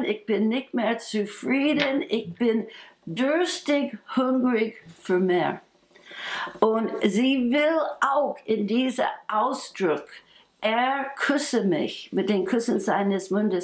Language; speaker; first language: German; non-native, fluent; English